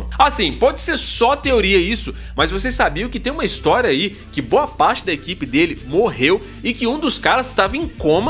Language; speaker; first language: Portuguese; native; Portuguese